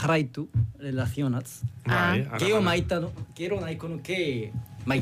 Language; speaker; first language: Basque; non-native, learner; Korean